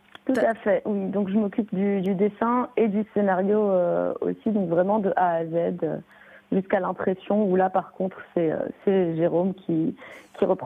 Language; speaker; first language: French; native; French